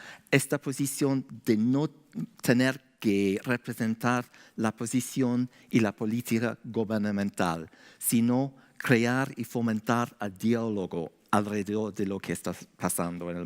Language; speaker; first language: Spanish; non-native, fluent; English